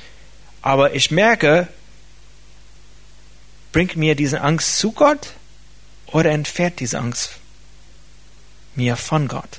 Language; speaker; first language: German; non-native, fluent; English